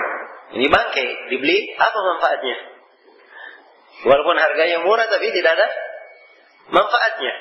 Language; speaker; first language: Indonesian; native; Indonesian